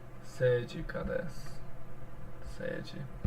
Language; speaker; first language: Japanese; non-native, learner; English